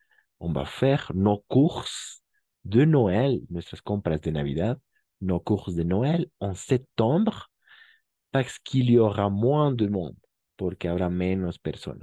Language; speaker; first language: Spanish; non-native, fluent; French